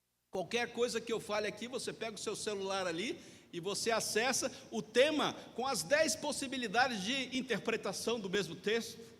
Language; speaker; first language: Portuguese; native; Portuguese